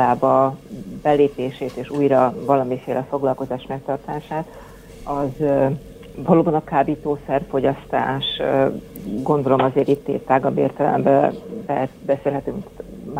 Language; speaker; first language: Hungarian; native; Hungarian